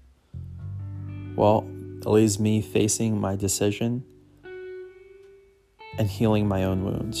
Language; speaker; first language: English; native; English